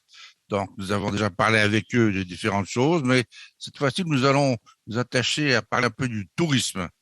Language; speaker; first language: French; native; French